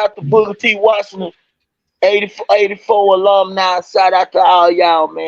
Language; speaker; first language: English; native; English